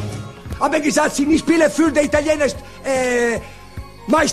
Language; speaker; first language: German; non-native, learner; Italian